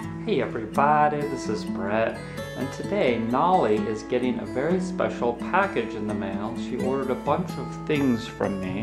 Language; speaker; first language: English; native; English